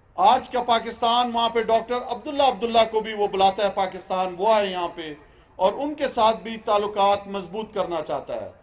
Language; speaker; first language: Urdu; non-native, local second language; Pashto